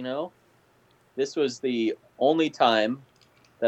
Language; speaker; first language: English; native; English